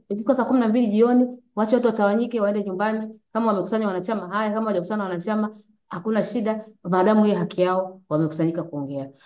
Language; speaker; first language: Swahili; native; Swahili